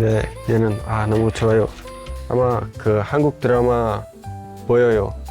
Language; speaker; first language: Korean; non-native, learner; Indonesian